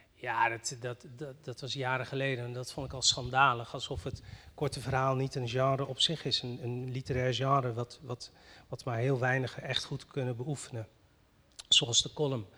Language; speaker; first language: Dutch; early bilingual, other home language; Riffian